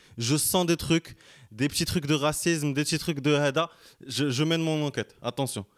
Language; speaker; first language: French; native; French